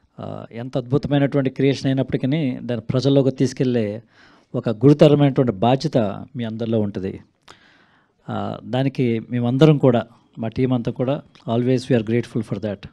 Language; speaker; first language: Telugu; native; Telugu